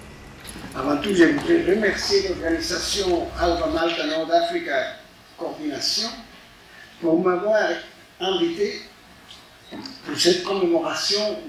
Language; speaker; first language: French; non-native, fluent; Spanish